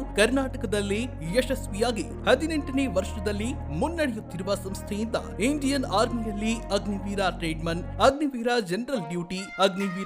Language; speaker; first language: Kannada; native; Kannada